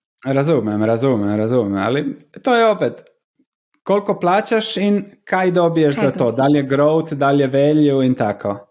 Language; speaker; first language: Slovenian; non-native, learner; Croatian